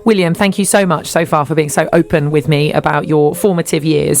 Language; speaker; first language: English; native; English